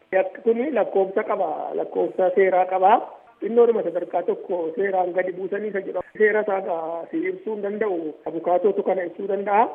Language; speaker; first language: Oromo; native; Oromo